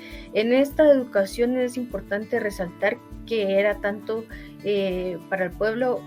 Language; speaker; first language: Spanish; native; Spanish